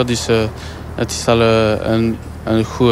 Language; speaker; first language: Dutch; non-native, learner; French